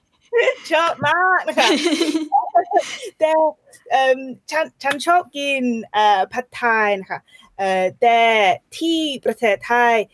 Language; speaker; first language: Thai; non-native, learner; English